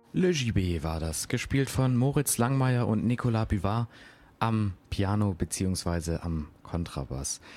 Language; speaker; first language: German; native; German